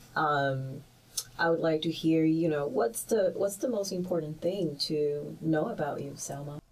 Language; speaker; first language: English; early bilingual, other home language; Chinese